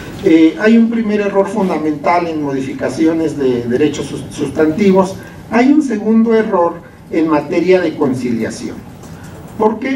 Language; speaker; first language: Spanish; native; Spanish